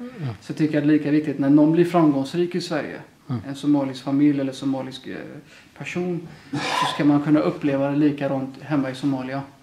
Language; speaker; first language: Swedish; early bilingual, other home language; Somali